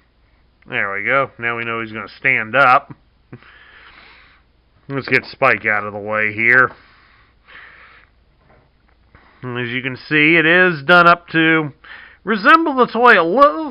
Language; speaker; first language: English; native; English